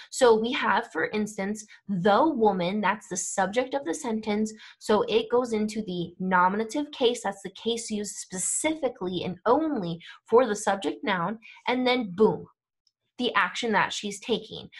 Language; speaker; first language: English; native; English